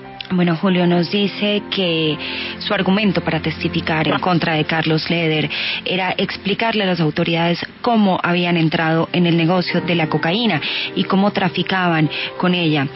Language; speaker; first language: Spanish; native; Spanish